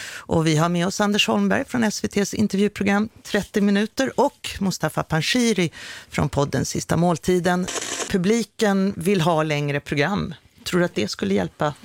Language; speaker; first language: Swedish; native; Swedish